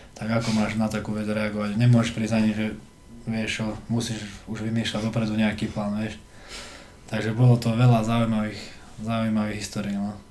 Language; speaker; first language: Slovak; early bilingual, heritage; Slovak